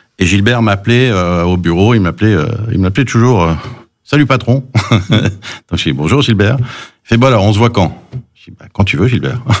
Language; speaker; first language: French; early bilingual, other home language; English